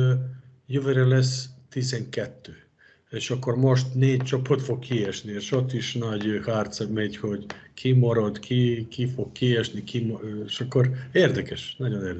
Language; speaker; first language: Hungarian; non-native, fluent; Serbian